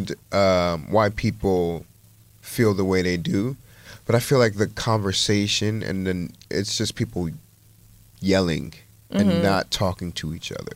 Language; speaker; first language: English; native; English